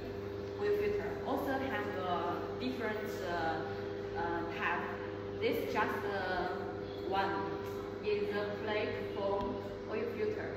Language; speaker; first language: English; non-native, learner; Chinese